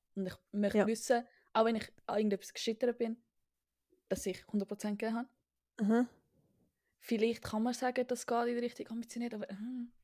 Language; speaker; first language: Swiss German; native; Swiss German